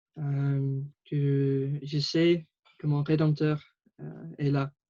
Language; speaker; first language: French; non-native, fluent; English